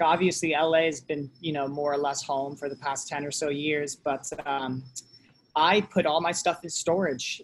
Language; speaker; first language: English; native; English